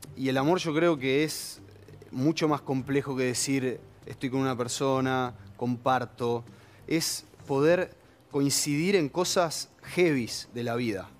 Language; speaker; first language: Spanish; native; Spanish